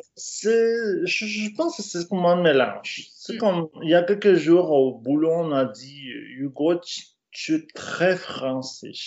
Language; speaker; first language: French; non-native, fluent; Spanish